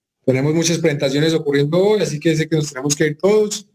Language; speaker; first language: Spanish; native; Spanish